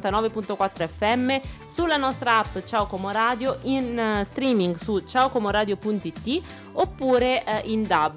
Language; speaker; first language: Italian; native; Italian